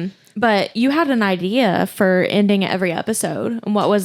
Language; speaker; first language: English; native; English